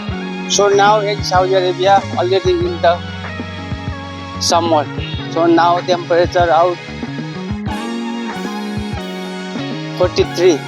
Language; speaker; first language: English; non-native, learner; Nepali